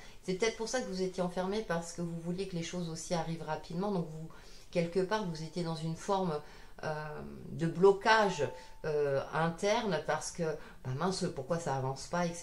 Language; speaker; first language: French; native; French